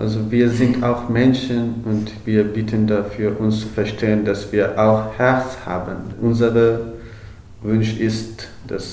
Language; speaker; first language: German; non-native, fluent; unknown